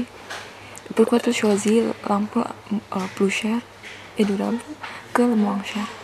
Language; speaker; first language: French; non-native, learner; Indonesian